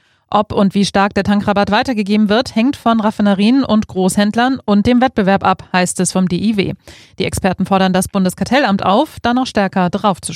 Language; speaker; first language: German; native; German